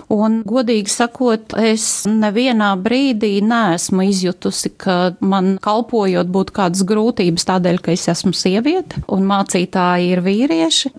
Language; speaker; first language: Latvian; native; Latvian